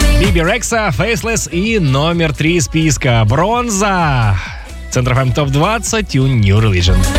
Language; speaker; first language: Russian; native; Russian